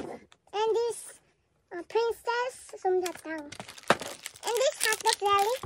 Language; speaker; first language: English; non-native, learner; Korean